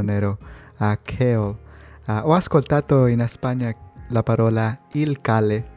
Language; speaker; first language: Italian; non-native, learner; Spanish